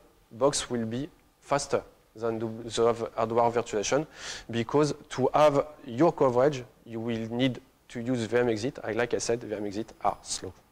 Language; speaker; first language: English; non-native, fluent; French